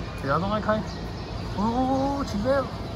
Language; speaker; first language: Chinese; native; Chinese